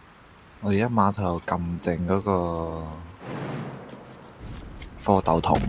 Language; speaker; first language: Chinese; native; Chinese